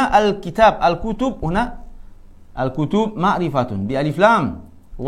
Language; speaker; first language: Arabic; non-native, fluent; Malay